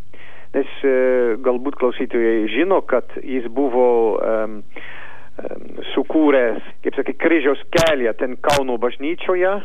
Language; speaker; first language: Lithuanian; non-native, learner; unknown